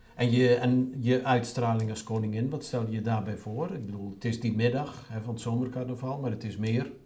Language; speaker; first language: Dutch; native; Dutch